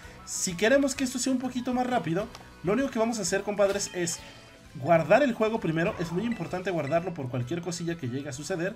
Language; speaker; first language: Spanish; native; Spanish